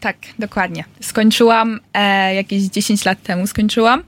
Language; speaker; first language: Polish; early bilingual, heritage; Polish